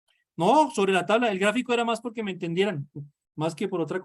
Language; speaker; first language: Spanish; native; Spanish